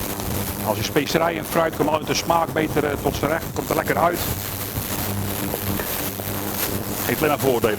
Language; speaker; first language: Dutch; native; Dutch